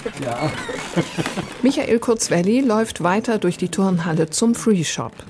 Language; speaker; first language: German; native; German